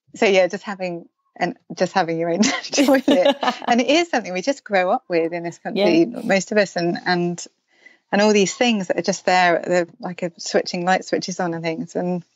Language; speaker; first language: English; native; English